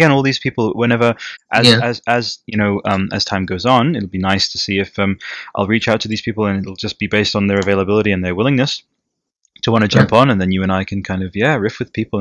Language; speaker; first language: English; non-native, fluent; Italian